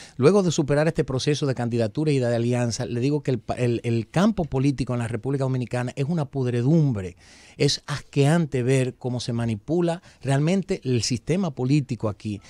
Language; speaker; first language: Spanish; early bilingual, heritage; Spanish